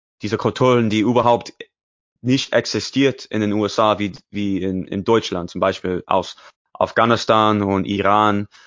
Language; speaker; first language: German; non-native, learner; English